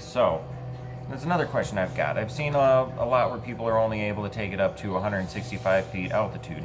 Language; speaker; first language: English; native; English